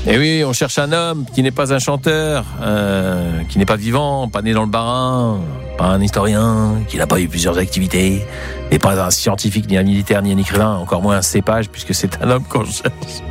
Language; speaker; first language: French; native; French